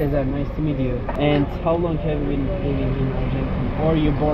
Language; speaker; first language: English; non-native, learner; Turkish